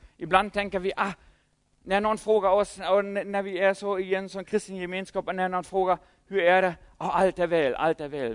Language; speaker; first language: Swedish; non-native, fluent; German